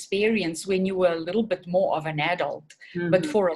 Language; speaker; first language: English; non-native, fluent; Portuguese